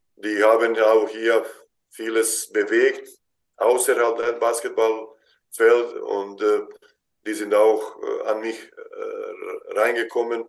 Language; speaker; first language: German; non-native, fluent; Bosnian